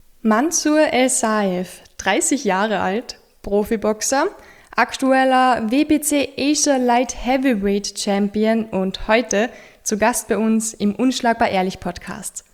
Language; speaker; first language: German; native; German